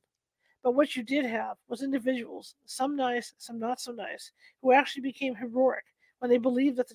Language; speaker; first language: English; native; English